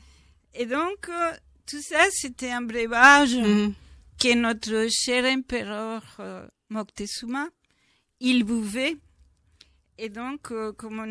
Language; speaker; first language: French; non-native, fluent; Spanish